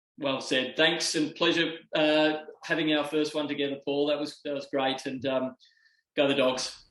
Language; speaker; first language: English; native; English